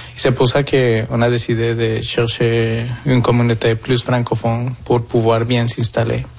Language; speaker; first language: French; non-native, fluent; Spanish